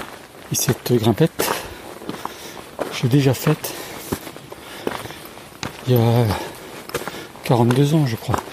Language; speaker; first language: French; native; French